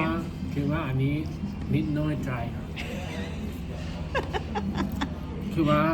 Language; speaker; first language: Thai; non-native, learner; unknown